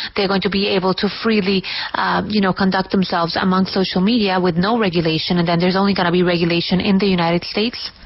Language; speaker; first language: English; non-native, fluent; Spanish